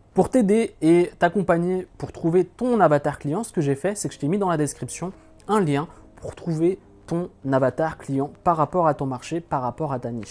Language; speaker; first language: French; native; French